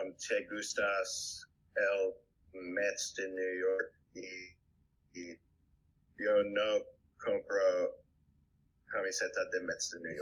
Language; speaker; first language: Spanish; non-native, learner; English